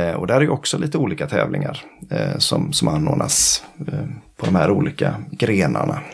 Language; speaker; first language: Swedish; native; Swedish